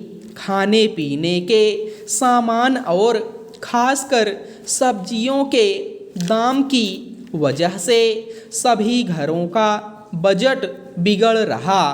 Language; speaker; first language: Hindi; native; Hindi